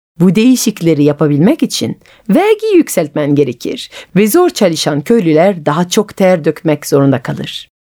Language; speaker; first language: Turkish; non-native, fluent; French